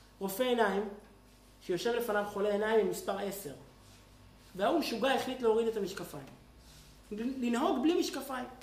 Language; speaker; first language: Hebrew; native; Hebrew